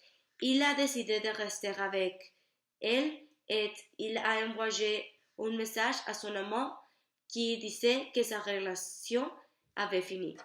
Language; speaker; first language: French; non-native, learner; Spanish